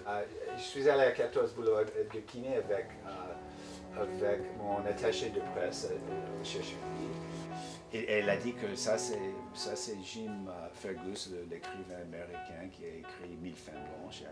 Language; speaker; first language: French; non-native, fluent; English